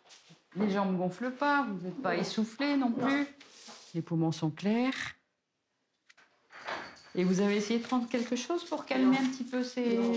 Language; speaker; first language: French; native; French